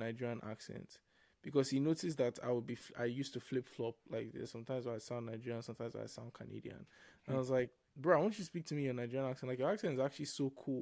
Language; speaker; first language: English; non-native, local second language; Yoruba